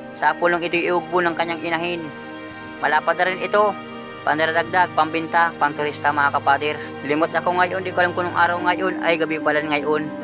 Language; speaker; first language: Filipino; non-native, local second language; Bikol